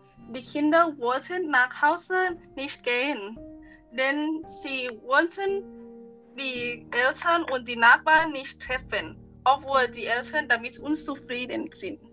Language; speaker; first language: German; non-native, learner; Thai